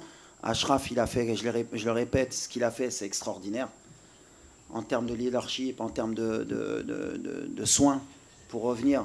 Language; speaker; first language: French; native; French